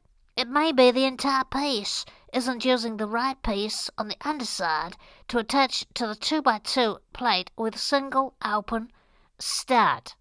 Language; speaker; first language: English; native; English